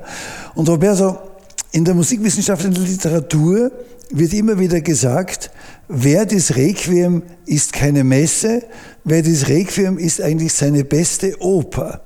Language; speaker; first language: German; native; German